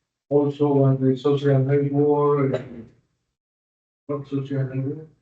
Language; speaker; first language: English; non-native, learner; Spanish